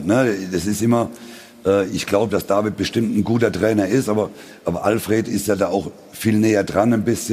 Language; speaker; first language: German; native; German